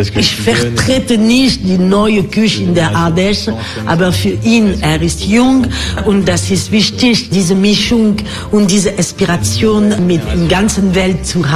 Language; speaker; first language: German; non-native, fluent; French